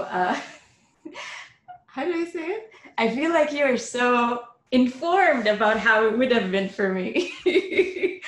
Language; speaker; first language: English; non-native, fluent; Arabic